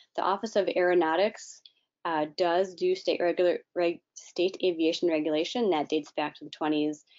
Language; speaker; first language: English; native; English